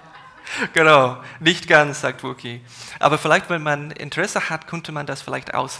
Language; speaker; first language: German; non-native, fluent; English